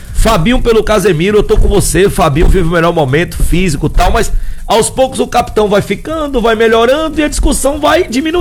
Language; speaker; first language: Portuguese; native; Portuguese